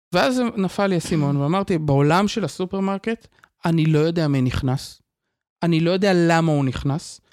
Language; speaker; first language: Hebrew; native; Hebrew